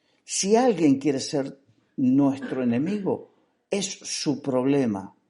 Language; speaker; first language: Spanish; native; Spanish